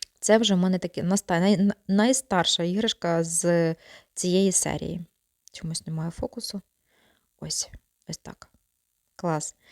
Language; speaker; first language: Ukrainian; non-native, local second language; Russian